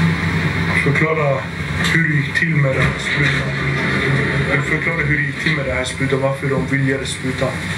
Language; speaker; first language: Swedish; native; Swedish